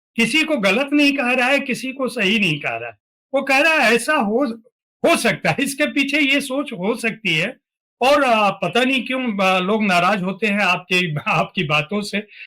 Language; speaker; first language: Hindi; native; Hindi